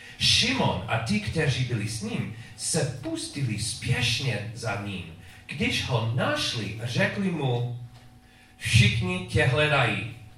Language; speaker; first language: Czech; non-native, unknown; English